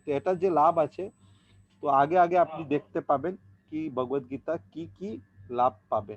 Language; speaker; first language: Bangla; non-native, learner; Hindi